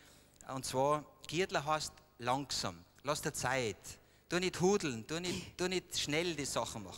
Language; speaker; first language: German; native; German